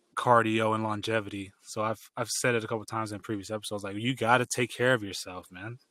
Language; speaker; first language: English; early bilingual, other home language; Filipino